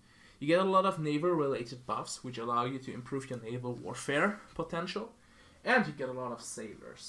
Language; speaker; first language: English; non-native, fluent; German